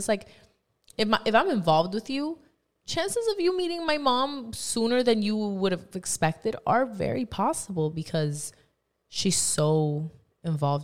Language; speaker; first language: English; non-native, fluent; Spanish